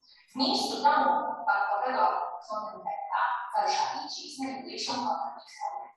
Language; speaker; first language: Polish; native; Polish